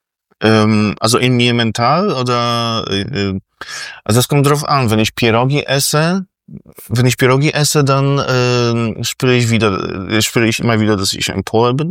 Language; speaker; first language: German; non-native, fluent; Polish